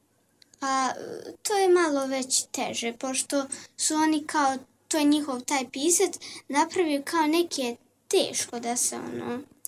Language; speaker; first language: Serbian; early bilingual, heritage; Serbian